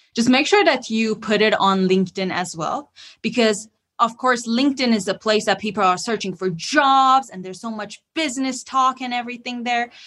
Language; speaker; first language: English; non-native, fluent; Persian